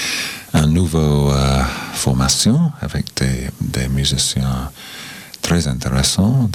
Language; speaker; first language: French; non-native, fluent; English